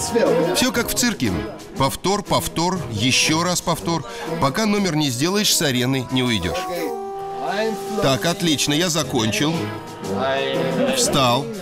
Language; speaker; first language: Russian; native; Russian